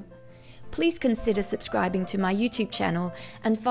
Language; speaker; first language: English; native; English